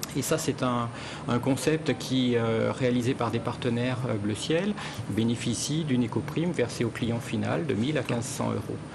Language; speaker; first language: French; native; French